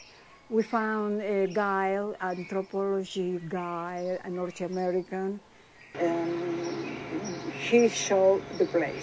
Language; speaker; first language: English; non-native, learner; Spanish